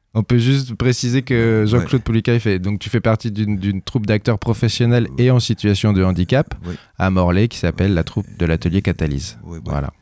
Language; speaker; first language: French; native; French